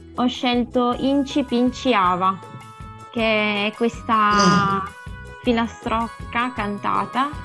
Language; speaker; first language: Italian; early bilingual, other home language; Sinhala